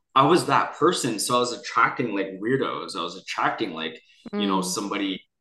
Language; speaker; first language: English; native; English